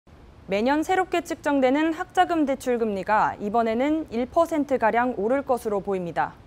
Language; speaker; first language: Korean; native; Korean